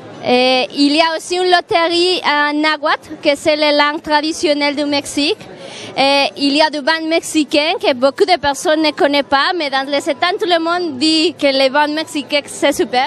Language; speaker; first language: French; non-native, fluent; Spanish